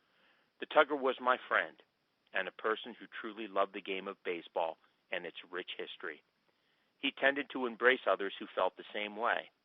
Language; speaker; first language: English; native; English